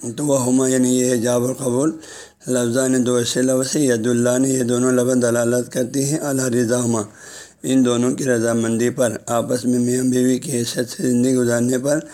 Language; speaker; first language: Urdu; non-native, local second language; Balti